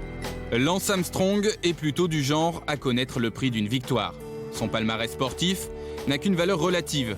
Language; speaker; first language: French; native; French